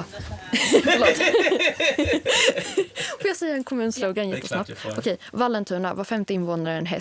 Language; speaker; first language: Swedish; native; Swedish